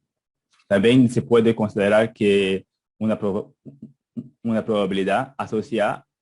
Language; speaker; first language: Spanish; non-native, fluent; Portuguese